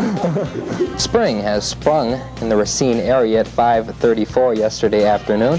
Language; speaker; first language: English; native; English